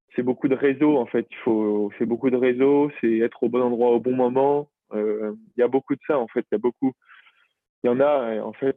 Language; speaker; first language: French; native; French